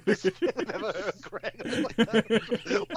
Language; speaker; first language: English; native; English